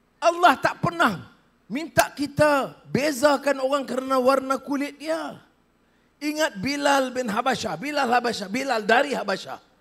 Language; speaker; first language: Malay; native; Malay